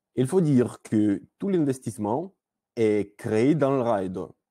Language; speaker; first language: French; non-native, fluent; Russian